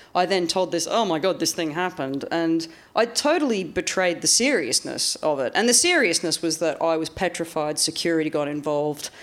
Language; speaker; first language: English; native; English